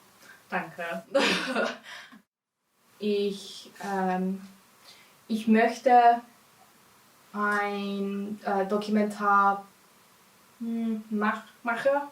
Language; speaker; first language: German; non-native, learner; English